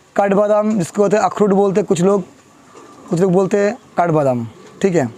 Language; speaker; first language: Hindi; non-native, local second language; Bangla